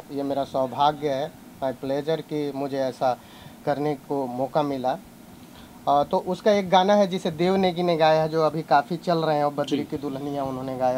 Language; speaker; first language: Hindi; native; Hindi